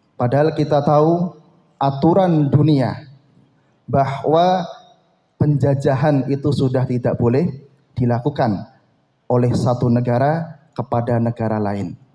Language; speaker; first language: Indonesian; non-native, local second language; Javanese